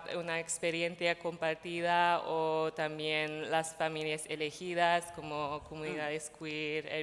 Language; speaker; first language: Spanish; non-native, fluent; English